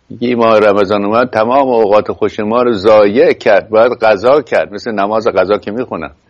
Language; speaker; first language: Persian; native; Persian